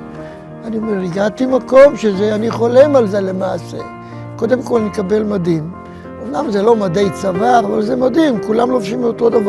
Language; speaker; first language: Hebrew; non-native, fluent; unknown